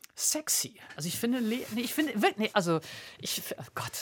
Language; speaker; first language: German; native; German